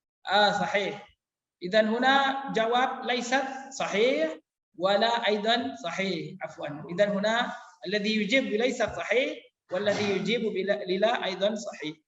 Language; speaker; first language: Arabic; non-native, fluent; Indonesian